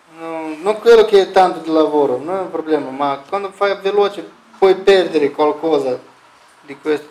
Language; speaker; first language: Italian; non-native, fluent; Romanian